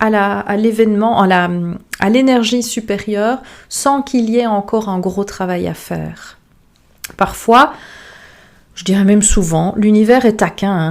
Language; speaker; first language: French; native; French